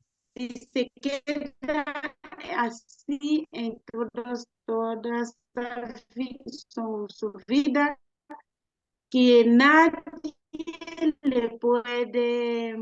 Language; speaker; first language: Spanish; non-native, learner; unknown